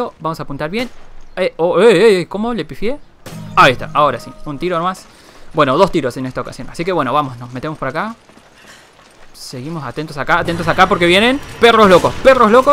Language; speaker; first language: Spanish; native; Spanish